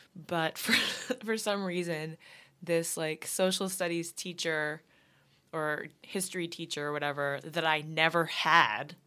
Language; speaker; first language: English; native; English